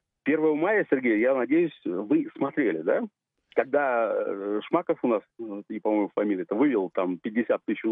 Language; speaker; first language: Russian; native; Russian